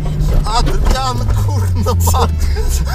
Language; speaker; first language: Polish; native; Polish